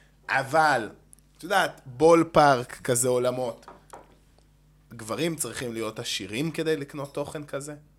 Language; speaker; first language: Hebrew; native; Hebrew